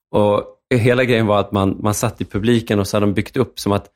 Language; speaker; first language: Swedish; native; Swedish